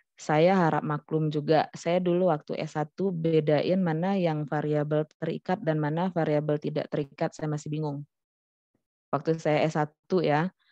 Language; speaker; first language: Indonesian; non-native, local second language; Minangkabau